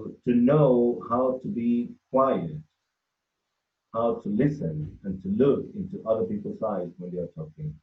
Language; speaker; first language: English; non-native, fluent; Spanish